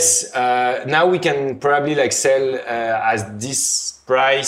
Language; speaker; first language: English; non-native, fluent; French